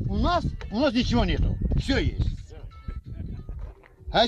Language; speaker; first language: Russian; non-native, fluent; Azerbaijani